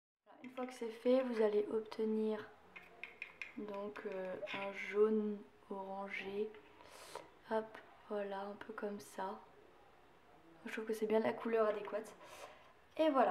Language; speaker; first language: French; native; French